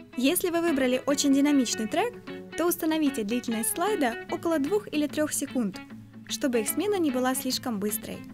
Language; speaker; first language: Russian; native; Russian